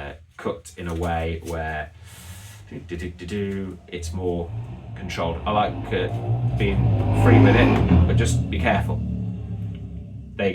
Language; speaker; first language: English; native; English